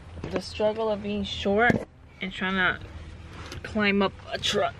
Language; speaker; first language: English; early bilingual, other home language; Spanish